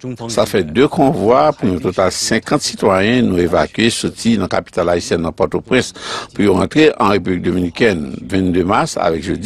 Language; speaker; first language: French; early bilingual, heritage; Haitian Creole